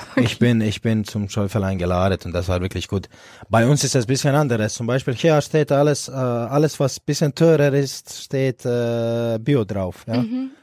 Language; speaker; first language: German; non-native, fluent; Croatian